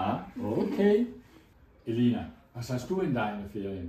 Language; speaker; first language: German; non-native, fluent; Danish